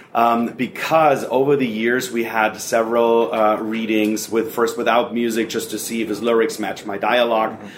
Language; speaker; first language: English; non-native, fluent; German